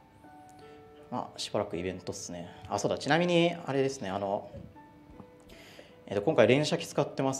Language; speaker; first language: Japanese; native; Japanese